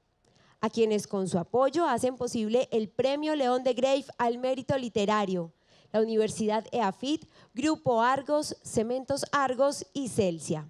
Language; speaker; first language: Spanish; native; Spanish